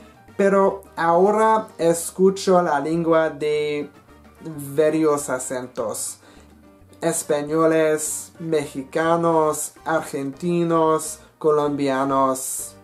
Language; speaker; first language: Spanish; non-native, learner; English